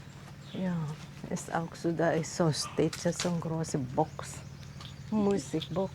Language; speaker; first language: German; non-native, learner; Filipino